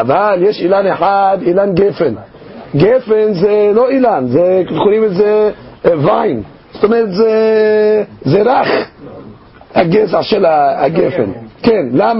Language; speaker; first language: Hebrew; non-native, fluent; English